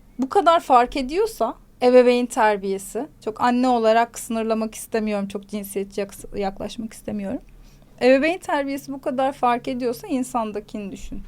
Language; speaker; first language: Turkish; native; Turkish